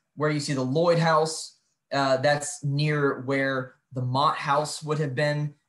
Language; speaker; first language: English; native; English